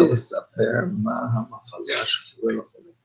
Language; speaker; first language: Hebrew; non-native, fluent; English